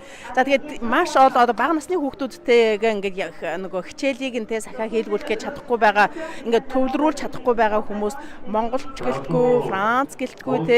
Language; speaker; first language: Mongolian; native; Mongolian